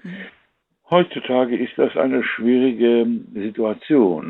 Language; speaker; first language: German; non-native, fluent; English